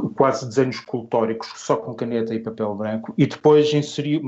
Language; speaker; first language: Portuguese; native; Portuguese